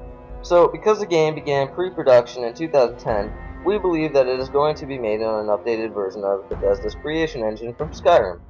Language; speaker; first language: English; native; English